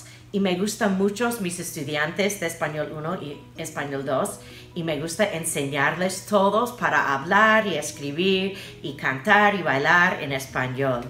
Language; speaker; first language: Spanish; non-native, fluent; English